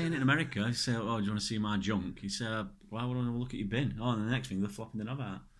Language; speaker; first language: English; native; English